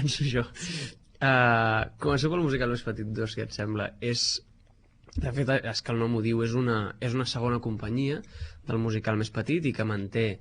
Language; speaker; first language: Catalan; native; Catalan